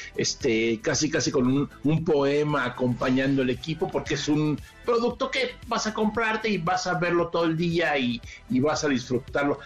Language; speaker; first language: Spanish; native; Spanish